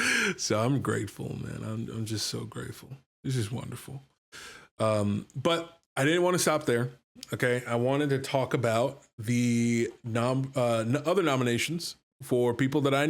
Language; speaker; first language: English; native; English